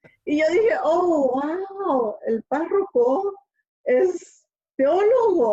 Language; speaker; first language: Spanish; early bilingual, other home language; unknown